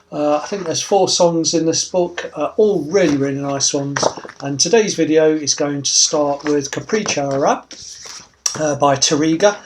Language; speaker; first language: English; native; English